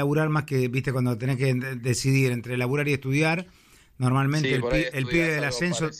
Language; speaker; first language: Spanish; native; Spanish